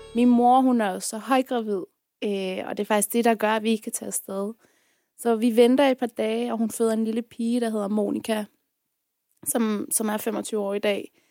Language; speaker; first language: Danish; early bilingual, other home language; Persian